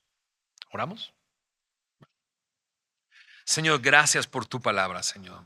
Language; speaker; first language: Spanish; native; Spanish